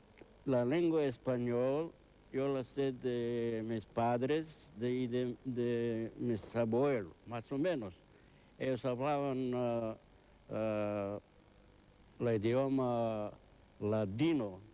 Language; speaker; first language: Spanish; early bilingual, heritage; Ladino